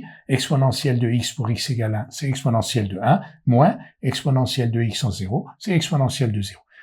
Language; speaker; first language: French; native; French